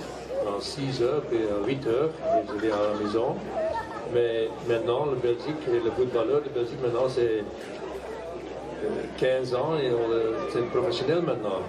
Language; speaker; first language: French; non-native, local second language; Dutch